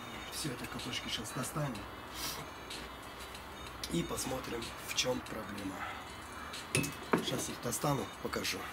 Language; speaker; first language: Russian; non-native, fluent; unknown